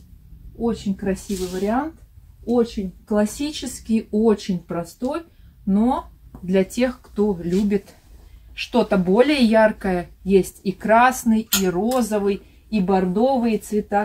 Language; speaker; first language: Russian; native; Russian